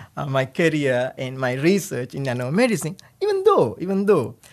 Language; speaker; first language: English; non-native, local second language; Sinhala